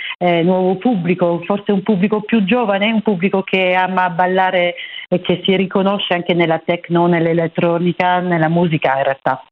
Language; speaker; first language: Italian; non-native, fluent; French